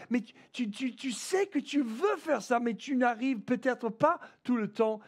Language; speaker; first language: French; non-native, fluent; English